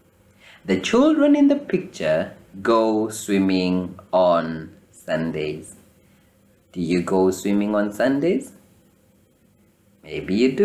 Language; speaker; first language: English; non-native, fluent; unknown